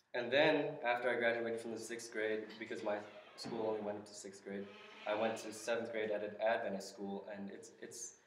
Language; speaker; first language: English; native; English